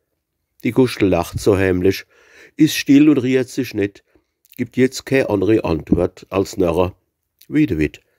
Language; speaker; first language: German; native; German